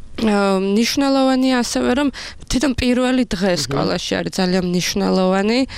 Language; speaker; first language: Georgian; native; Georgian